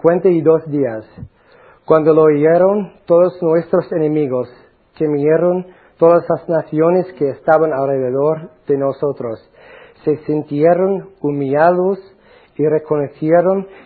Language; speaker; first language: Spanish; non-native, fluent; English